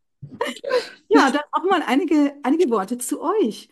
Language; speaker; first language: German; native; German